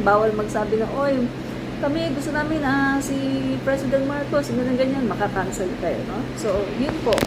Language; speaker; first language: Filipino; non-native, local second language; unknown